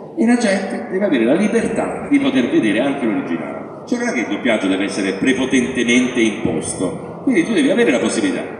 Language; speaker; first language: Italian; native; Italian